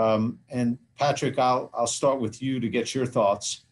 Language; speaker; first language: English; native; English